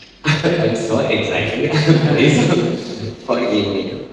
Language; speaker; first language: English; non-native, learner; Turkish